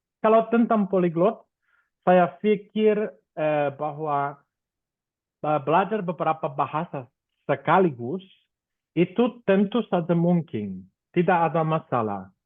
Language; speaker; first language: Indonesian; non-native, fluent; Spanish